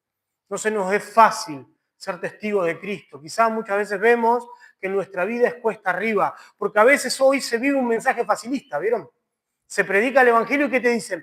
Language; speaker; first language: Spanish; native; Spanish